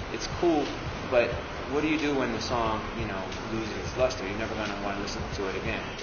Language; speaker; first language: English; native; English